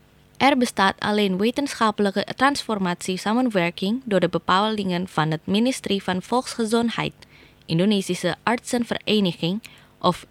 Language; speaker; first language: Dutch; non-native, learner; Indonesian